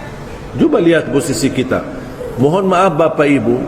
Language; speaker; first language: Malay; non-native, fluent; Arabic